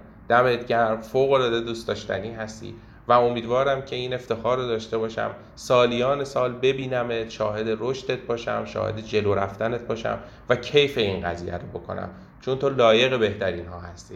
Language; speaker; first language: Persian; native; Persian